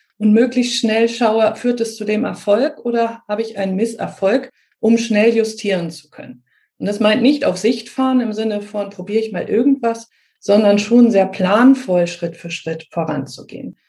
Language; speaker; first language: German; native; German